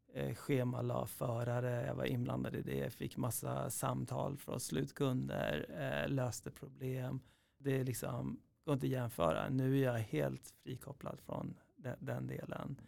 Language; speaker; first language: Swedish; early bilingual, other home language; Persian